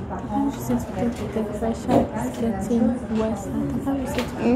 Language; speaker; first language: French; native; French